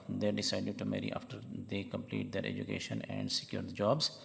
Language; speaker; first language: English; non-native, local second language; Urdu